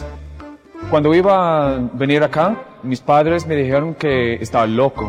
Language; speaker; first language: Spanish; non-native, fluent; English